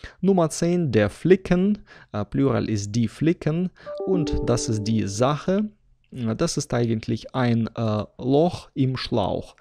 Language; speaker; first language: German; non-native, fluent; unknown